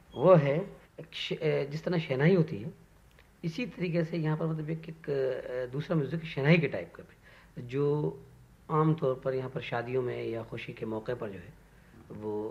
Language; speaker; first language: Urdu; non-native, local second language; Sindhi